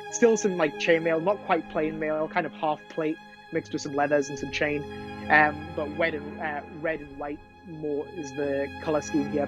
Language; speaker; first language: English; native; English